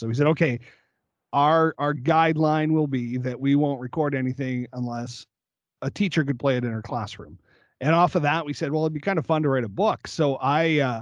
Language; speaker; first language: English; native; English